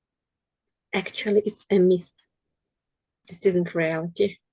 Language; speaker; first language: English; non-native, fluent; Russian